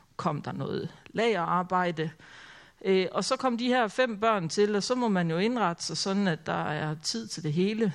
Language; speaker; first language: Danish; native; Danish